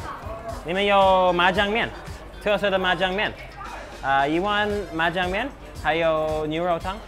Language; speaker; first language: Chinese; non-native, learner; English